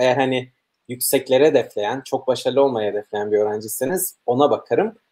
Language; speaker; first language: Turkish; native; Turkish